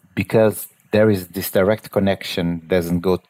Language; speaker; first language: English; non-native, fluent; Portuguese